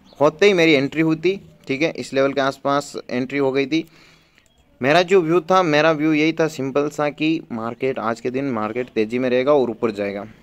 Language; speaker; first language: Hindi; native; Hindi